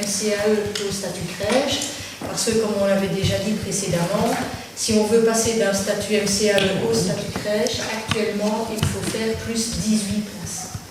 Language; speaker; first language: French; native; French